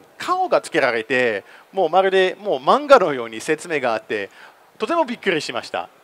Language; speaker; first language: Japanese; non-native, fluent; English